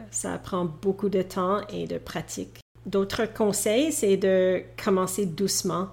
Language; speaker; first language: French; non-native, local second language; English